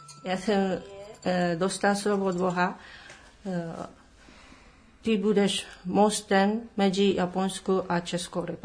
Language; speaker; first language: Czech; non-native, learner; Japanese